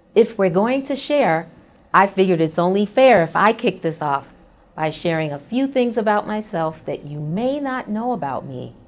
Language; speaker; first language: English; native; English